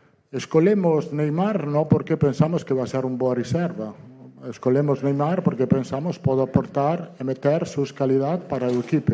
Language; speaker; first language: Portuguese; non-native, fluent; Italian